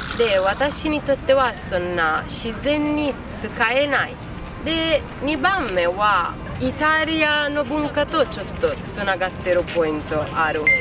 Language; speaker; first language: Japanese; non-native, fluent; Italian